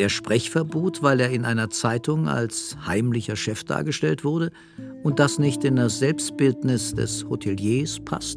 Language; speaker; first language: German; native; German